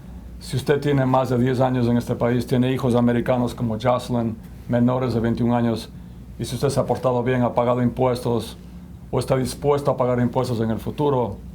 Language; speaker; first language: Spanish; native; Spanish